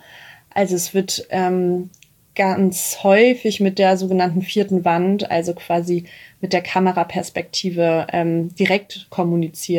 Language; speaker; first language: German; native; German